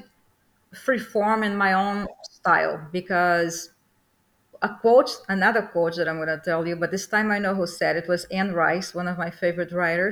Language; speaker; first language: English; non-native, fluent; Portuguese